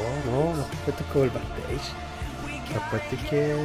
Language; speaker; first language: Spanish; native; Spanish